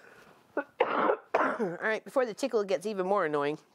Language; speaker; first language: English; native; English